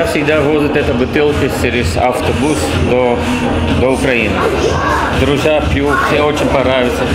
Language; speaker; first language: Russian; non-native, learner; Dutch